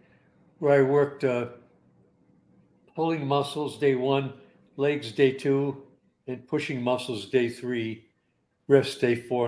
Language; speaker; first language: English; native; English